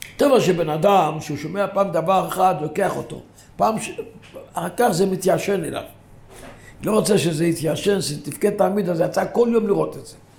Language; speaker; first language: Hebrew; non-native, local second language; Yiddish